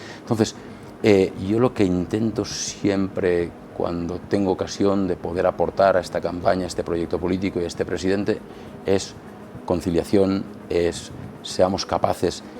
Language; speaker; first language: Spanish; non-native, local second language; Catalan